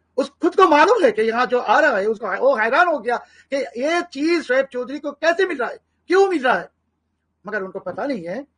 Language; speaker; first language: Hindi; non-native, fluent; Bangla